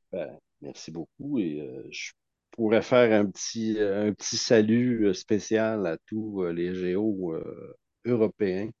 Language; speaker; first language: French; native; French